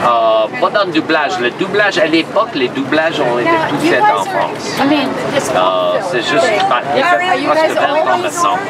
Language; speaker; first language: French; non-native, local second language; English